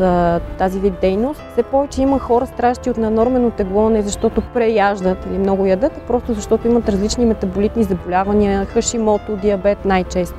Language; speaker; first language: Bulgarian; native; Bulgarian